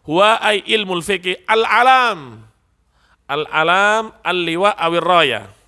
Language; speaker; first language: Arabic; non-native, fluent; Indonesian